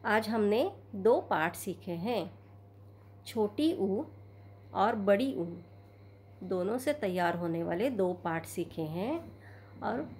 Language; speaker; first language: Hindi; non-native, local second language; Marathi